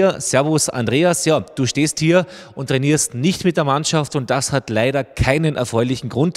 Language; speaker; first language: German; native; German